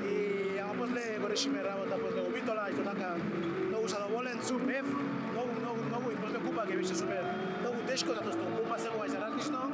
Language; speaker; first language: Macedonian; non-native, learner; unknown